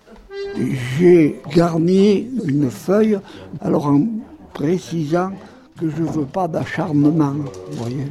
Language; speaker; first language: French; native; French